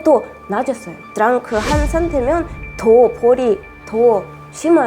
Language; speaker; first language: Korean; non-native, fluent; Russian